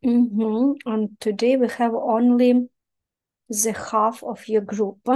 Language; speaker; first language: English; non-native, fluent; Ukrainian